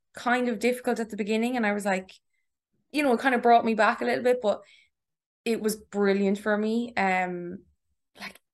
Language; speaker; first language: English; native; English